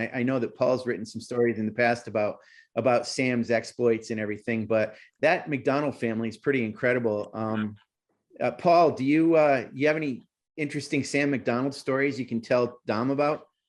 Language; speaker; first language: English; native; English